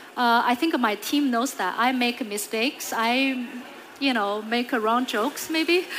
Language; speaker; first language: English; non-native, fluent; Chinese